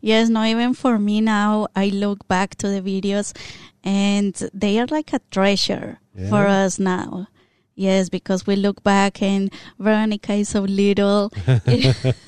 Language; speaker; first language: English; non-native, fluent; Spanish